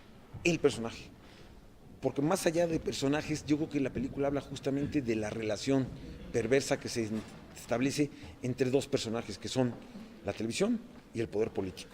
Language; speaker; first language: Spanish; native; Spanish